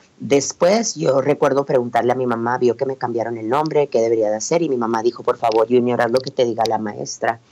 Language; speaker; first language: Spanish; early bilingual, heritage; Spanish